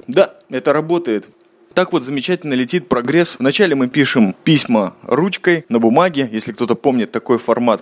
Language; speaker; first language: Russian; native; Russian